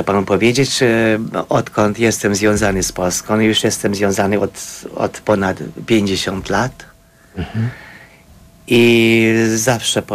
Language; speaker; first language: Polish; non-native, fluent; Hungarian